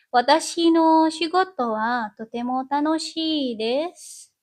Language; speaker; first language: Japanese; non-native, learner; Indonesian